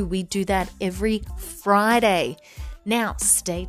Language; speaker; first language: English; native; English